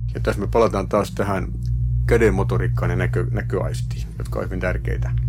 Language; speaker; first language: Finnish; native; Finnish